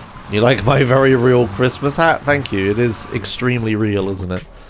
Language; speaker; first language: English; native; English